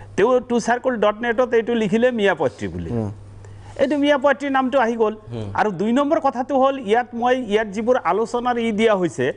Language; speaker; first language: Assamese; non-native, local second language; Bangla